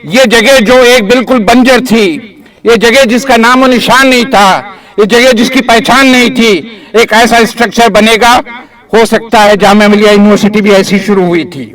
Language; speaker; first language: Urdu; native; Urdu